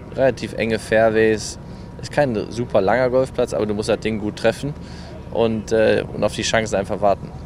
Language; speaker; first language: German; native; German